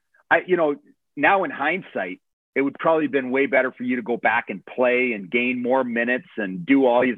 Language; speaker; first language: English; native; English